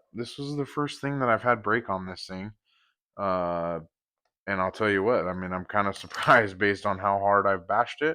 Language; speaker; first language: English; native; English